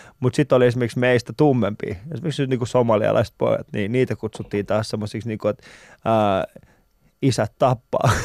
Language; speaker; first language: Finnish; early bilingual, other home language; Persian